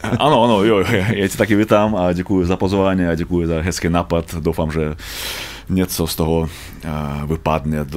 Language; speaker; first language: Czech; non-native, learner; Russian